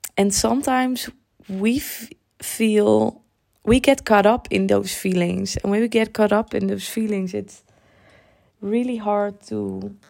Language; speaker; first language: English; non-native, fluent; Dutch